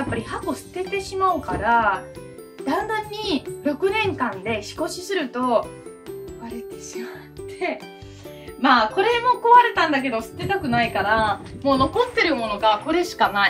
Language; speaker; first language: Japanese; non-native, fluent; Italian